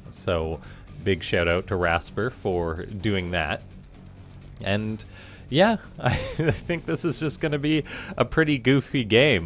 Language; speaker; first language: English; native; English